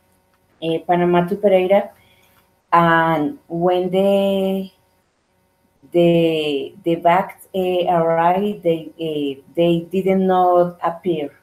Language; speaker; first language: English; non-native, learner; Spanish